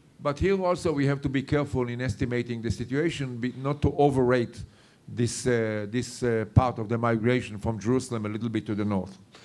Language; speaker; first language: English; non-native, fluent; Hebrew